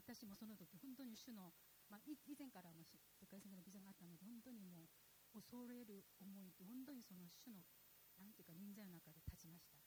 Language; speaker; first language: Japanese; non-native, fluent; Korean